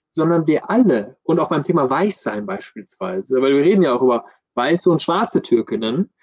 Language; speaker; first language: German; early bilingual, other home language; Persian